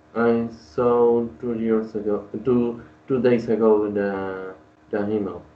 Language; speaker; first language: English; non-native, learner; Spanish